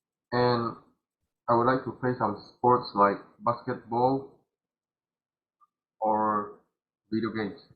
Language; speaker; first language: English; non-native, learner; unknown